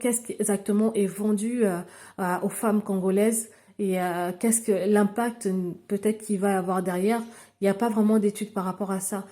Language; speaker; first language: French; non-native, local second language; Lingala